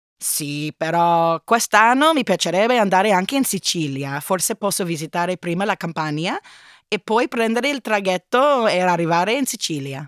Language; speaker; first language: Italian; non-native, learner; English